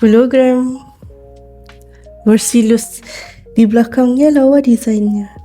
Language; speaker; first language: Malay; native; Malay